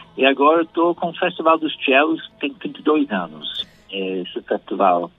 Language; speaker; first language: Portuguese; non-native, fluent; English